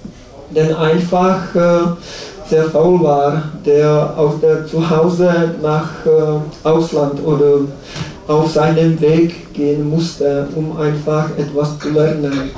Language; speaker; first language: German; non-native, learner; Czech